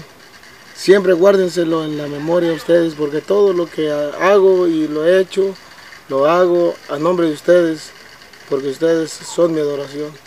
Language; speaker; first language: Spanish; native; Spanish